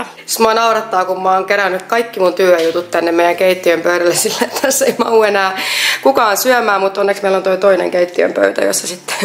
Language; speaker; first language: Finnish; native; Finnish